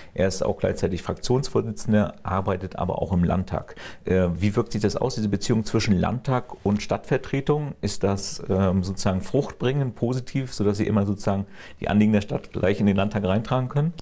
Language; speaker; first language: German; native; German